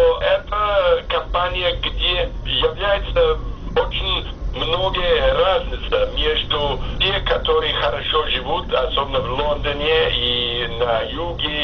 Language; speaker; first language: Russian; non-native, fluent; English